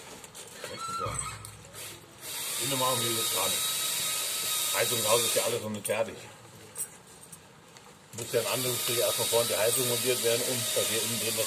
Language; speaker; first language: German; native; German